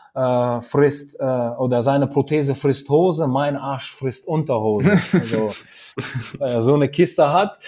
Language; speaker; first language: German; early bilingual, other home language; Russian